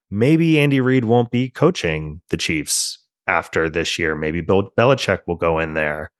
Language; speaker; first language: English; native; English